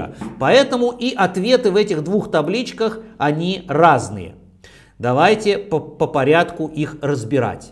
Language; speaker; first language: Russian; native; Russian